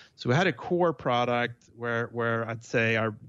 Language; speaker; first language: English; non-native, fluent; Swedish